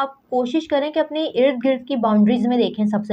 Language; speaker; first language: Urdu; native; Urdu